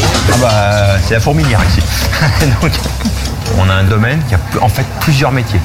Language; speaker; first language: French; native; French